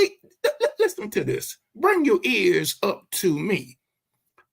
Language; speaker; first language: English; native; English